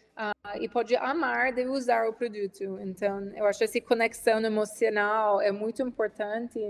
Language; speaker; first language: Portuguese; non-native, fluent; English